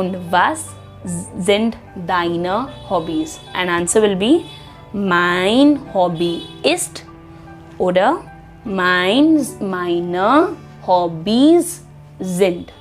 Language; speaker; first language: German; non-native, fluent; Hindi